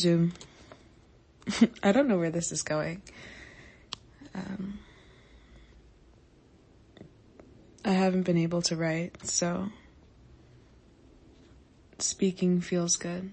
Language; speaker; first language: English; native; English